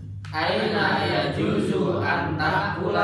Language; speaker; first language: Arabic; non-native, learner; Indonesian